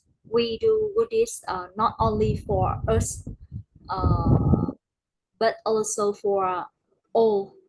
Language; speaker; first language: English; non-native, learner; Vietnamese